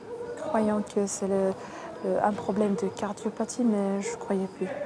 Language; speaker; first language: French; non-native, local second language; Arabic